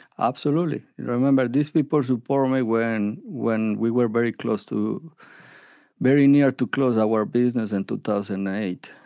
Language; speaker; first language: English; non-native, fluent; Spanish